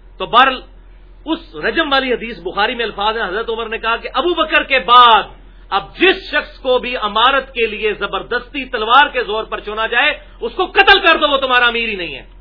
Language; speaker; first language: Urdu; non-native, local second language; Punjabi